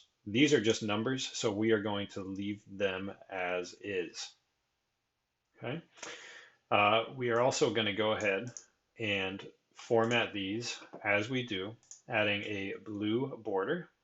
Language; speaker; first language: English; native; English